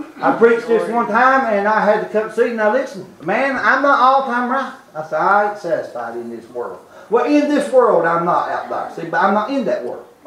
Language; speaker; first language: English; native; English